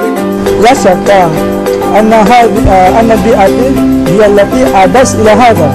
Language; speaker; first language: Arabic; non-native, learner; Malay